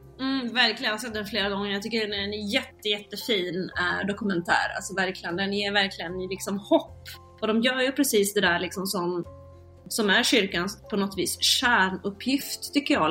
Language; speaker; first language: Swedish; native; Swedish